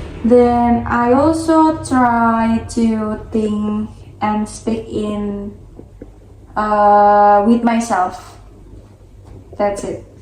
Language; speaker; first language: English; non-native, learner; Indonesian